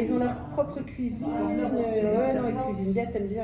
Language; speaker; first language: French; native; French